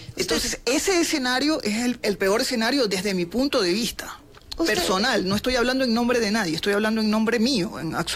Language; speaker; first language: Spanish; native; Spanish